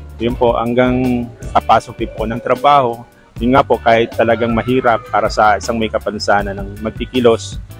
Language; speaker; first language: Filipino; non-native, local second language; Bikol